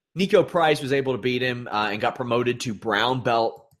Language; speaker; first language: English; native; English